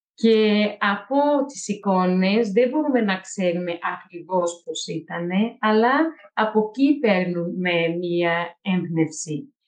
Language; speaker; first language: Greek; non-native, fluent; Portuguese